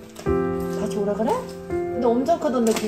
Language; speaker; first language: Korean; native; Korean